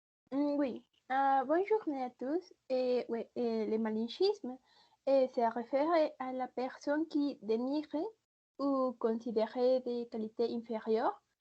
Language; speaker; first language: French; non-native, learner; Spanish